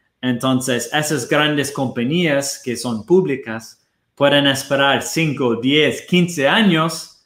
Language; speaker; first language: Spanish; non-native, fluent; Portuguese